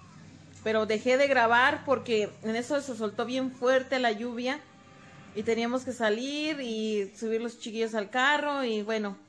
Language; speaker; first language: Spanish; native; Spanish